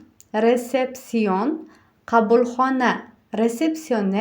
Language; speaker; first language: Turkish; non-native, fluent; Uzbek